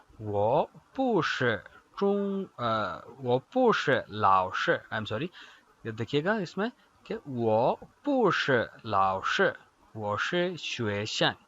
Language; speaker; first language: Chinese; non-native, fluent; Urdu